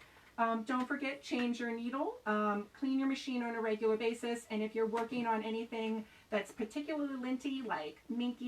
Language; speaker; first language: English; native; English